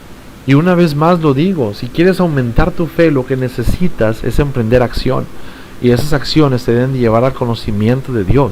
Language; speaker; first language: Spanish; native; Spanish